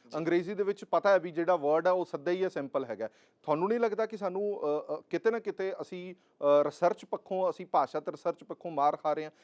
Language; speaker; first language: Punjabi; native; Punjabi